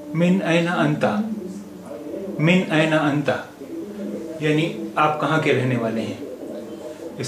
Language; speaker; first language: Urdu; native; Urdu